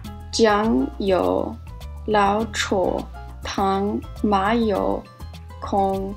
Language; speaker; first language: Chinese; non-native, learner; English